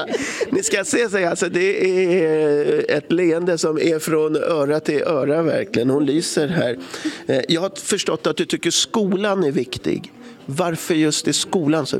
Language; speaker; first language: Swedish; native; Swedish